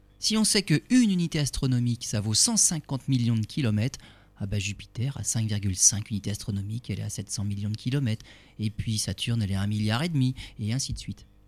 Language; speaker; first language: French; native; French